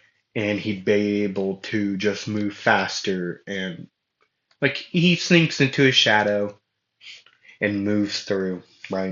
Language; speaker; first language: English; native; English